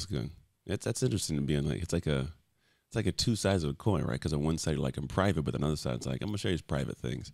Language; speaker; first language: English; native; English